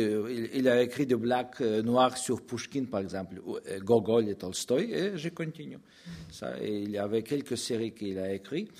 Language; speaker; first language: French; non-native, fluent; Russian